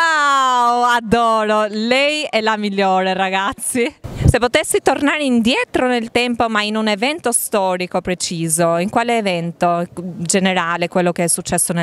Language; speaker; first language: Italian; native; Italian